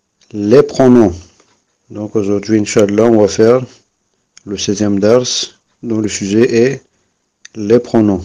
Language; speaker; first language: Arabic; non-native, fluent; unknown